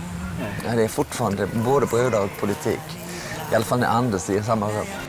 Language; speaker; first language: Swedish; native; Swedish